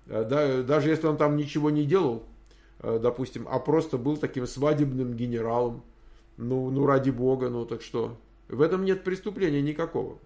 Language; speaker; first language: Russian; native; Russian